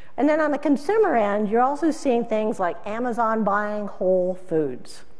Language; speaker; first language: English; native; English